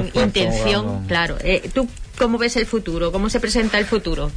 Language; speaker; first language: Spanish; native; Spanish